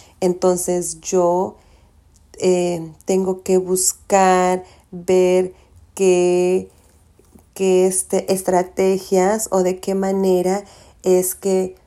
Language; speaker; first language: Spanish; early bilingual, heritage; Spanish